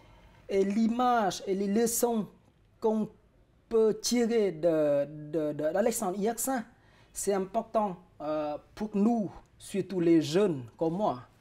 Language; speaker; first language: French; non-native, fluent; Vietnamese